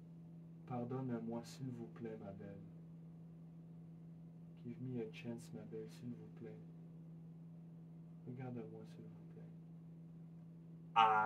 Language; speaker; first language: French; non-native, learner; English